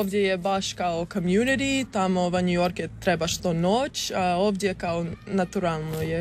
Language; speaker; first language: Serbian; early bilingual, heritage; English